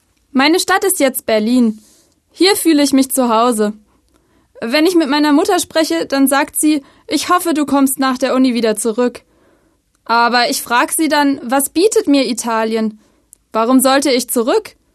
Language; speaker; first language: German; non-native, fluent; Italian